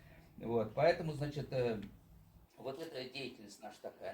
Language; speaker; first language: Russian; native; Russian